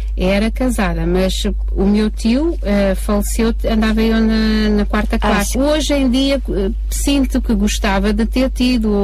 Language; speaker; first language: Portuguese; native; Portuguese